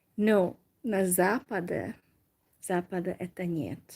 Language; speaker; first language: Russian; non-native, learner; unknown